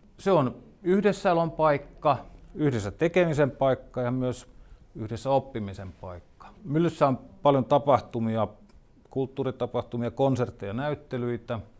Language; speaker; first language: Finnish; native; Finnish